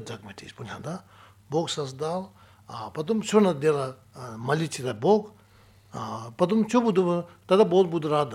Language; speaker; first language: Russian; non-native, learner; Tibetan